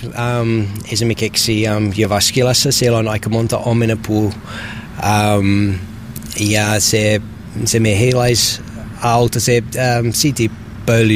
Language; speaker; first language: Finnish; non-native, fluent; English